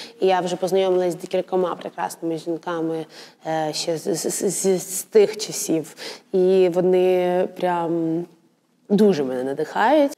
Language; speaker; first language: Ukrainian; non-native, local second language; Russian